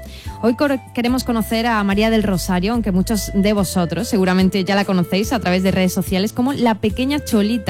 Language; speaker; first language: Spanish; native; Spanish